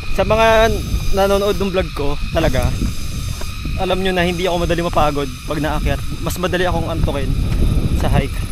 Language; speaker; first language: Filipino; native; Filipino